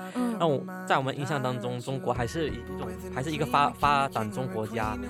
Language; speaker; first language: Chinese; non-native, local second language; Cantonese